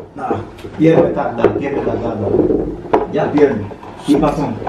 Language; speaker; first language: Russian; non-native, learner; Spanish